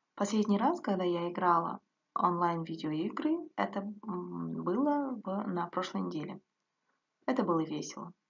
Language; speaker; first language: Russian; non-native, local second language; Kazakh